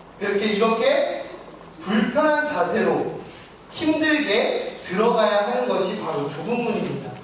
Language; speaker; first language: Korean; native; Korean